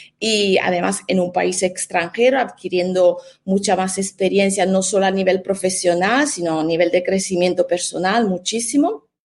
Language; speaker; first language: Spanish; non-native, fluent; Italian